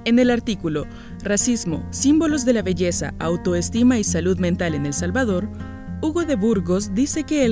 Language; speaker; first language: Spanish; native; Spanish